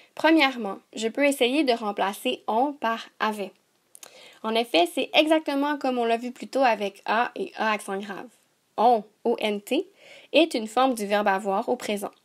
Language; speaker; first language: French; native; French